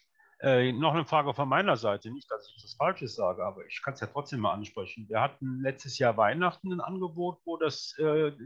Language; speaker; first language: German; native; German